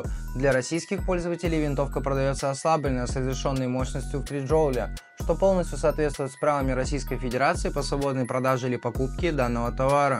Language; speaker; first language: Russian; native; Russian